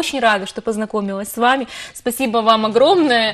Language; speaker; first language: Russian; native; Russian